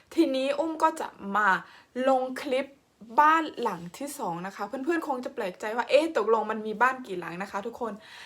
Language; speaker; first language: Thai; non-native, local second language; Khmer